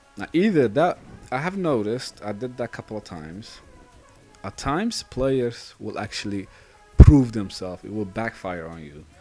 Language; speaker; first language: English; non-native, fluent; Dutch